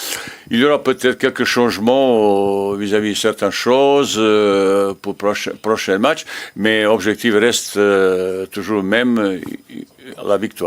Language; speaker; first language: French; non-native, learner; Bosnian